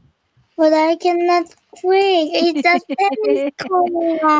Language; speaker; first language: English; non-native, learner; Korean